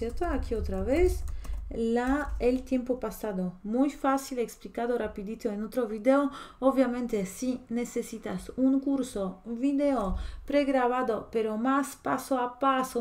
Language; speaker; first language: Spanish; non-native, fluent; Polish